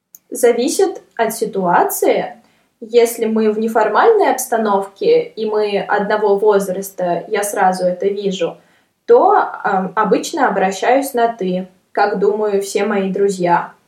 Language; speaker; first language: Russian; native; Russian